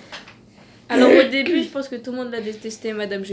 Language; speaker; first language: French; native; French